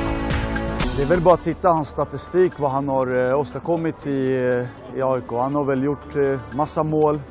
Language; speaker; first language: Swedish; native; Swedish